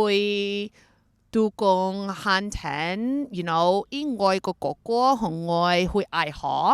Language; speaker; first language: Cantonese; early bilingual, heritage; Cantonese